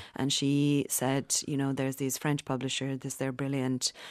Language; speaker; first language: English; non-native, fluent; Bosnian